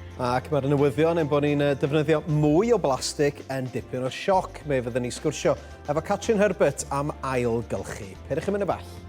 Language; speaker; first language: Welsh; native; Welsh